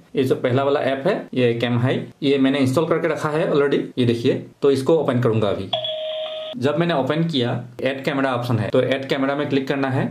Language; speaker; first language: Hindi; non-native, local second language; Assamese